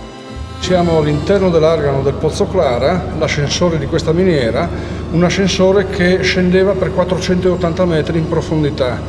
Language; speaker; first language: Italian; native; Italian